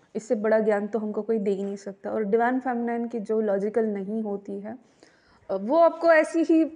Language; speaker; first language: Hindi; non-native, local second language; Marathi